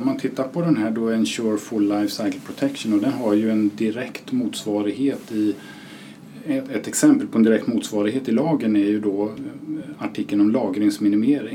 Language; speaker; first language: Swedish; native; Swedish